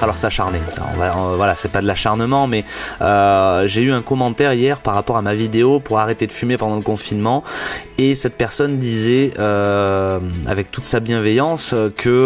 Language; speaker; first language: French; native; French